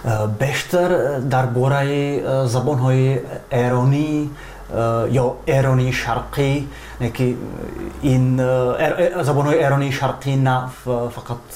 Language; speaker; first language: Persian; non-native, fluent; Czech